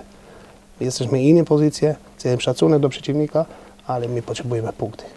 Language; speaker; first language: Polish; non-native, fluent; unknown